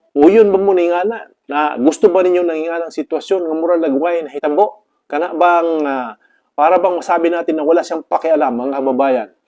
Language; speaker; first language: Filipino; non-native, local second language; Cebuano